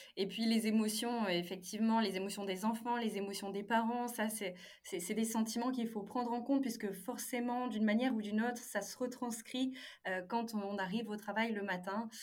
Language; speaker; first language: French; native; French